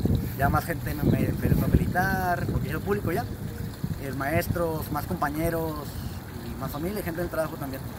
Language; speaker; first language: Spanish; native; Spanish